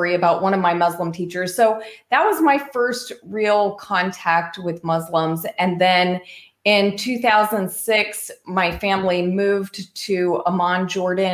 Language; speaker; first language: English; native; English